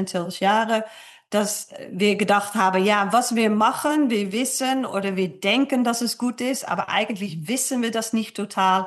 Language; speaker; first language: German; non-native, fluent; Dutch